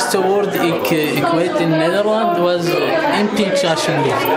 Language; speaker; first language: Dutch; non-native, learner; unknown